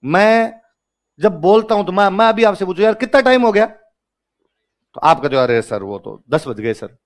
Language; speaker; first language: Hindi; non-native, local second language; Rajasthani